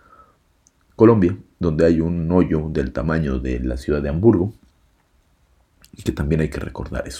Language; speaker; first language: Spanish; native; Spanish